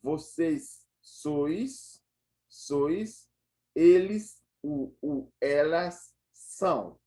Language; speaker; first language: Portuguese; non-native, fluent; Haitian Creole